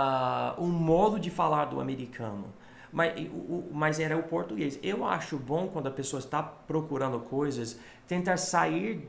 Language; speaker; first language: Portuguese; non-native, fluent; English